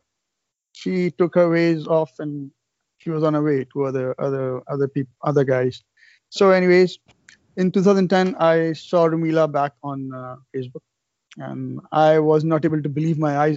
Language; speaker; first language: English; non-native, local second language; Urdu